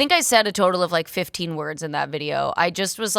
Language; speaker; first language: English; native; English